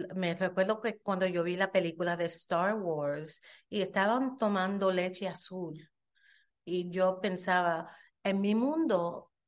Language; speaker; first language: Spanish; early bilingual, heritage; Spanish